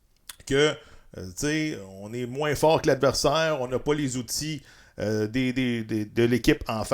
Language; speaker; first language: French; native; French